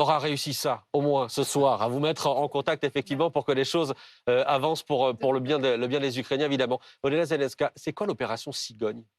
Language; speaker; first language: French; native; French